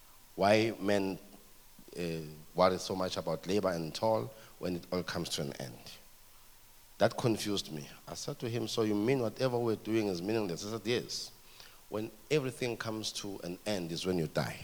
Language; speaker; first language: English; non-native, local second language; Zulu